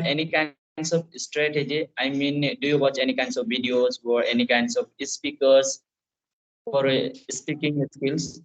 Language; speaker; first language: English; non-native, fluent; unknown